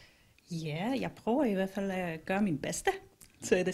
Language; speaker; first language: Danish; non-native, fluent; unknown